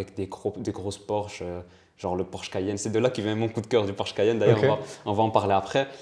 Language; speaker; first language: French; early bilingual, other home language; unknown